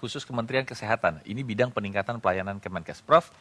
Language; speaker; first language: Indonesian; native; Indonesian